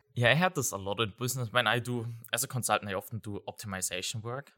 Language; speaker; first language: English; non-native, fluent; German